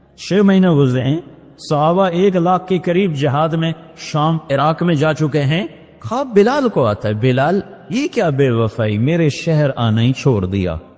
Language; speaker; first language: Urdu; non-native, local second language; Punjabi